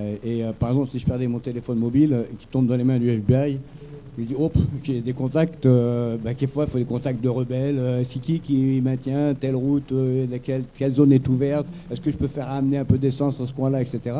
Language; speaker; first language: French; native; French